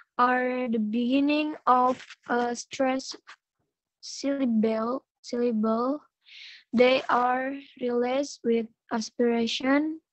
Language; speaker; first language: English; non-native, learner; Indonesian